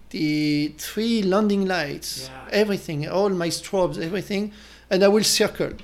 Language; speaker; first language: English; non-native, fluent; French